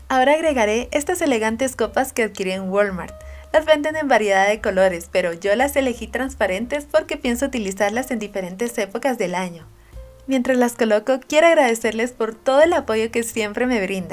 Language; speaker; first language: Spanish; native; Spanish